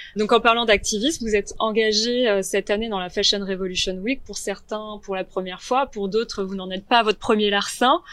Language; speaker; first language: French; native; French